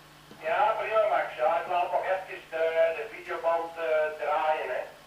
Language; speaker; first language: Dutch; native; Dutch